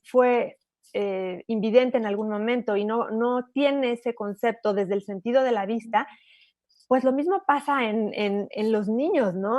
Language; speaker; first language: Spanish; native; Spanish